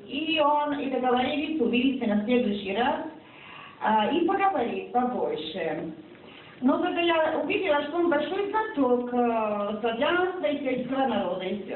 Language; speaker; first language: Russian; non-native, fluent; Serbian